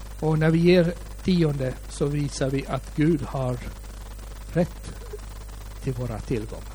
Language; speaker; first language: Swedish; native; Swedish